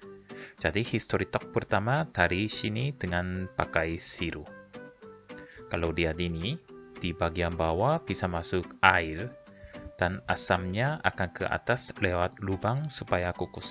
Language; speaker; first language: Indonesian; non-native, fluent; Korean